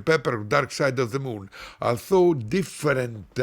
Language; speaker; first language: English; non-native, learner; Italian